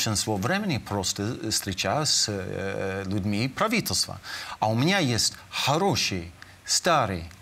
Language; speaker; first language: Russian; non-native, fluent; English